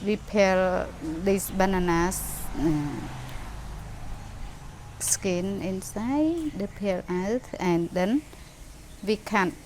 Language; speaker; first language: English; non-native, learner; Khmer